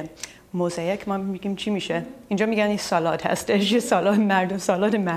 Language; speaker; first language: Persian; early bilingual, heritage; Persian